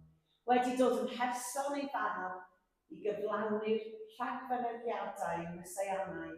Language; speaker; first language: Welsh; native; Welsh